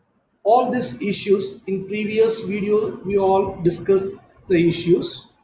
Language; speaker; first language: English; non-native, local second language; Tamil